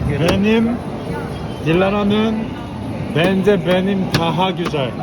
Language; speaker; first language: Turkish; non-native, learner; Korean